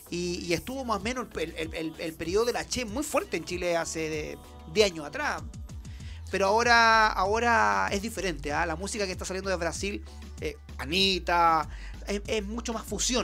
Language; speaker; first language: Spanish; native; Spanish